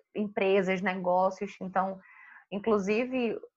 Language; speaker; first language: Portuguese; native; Portuguese